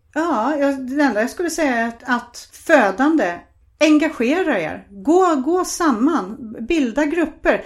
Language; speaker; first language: Swedish; non-native, fluent; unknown